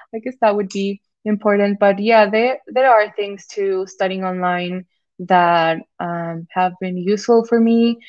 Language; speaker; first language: English; non-native, fluent; Spanish